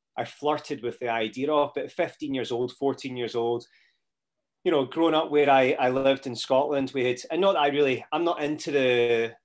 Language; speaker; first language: English; native; English